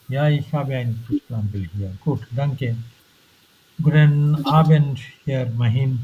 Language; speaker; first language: German; non-native, fluent; Bangla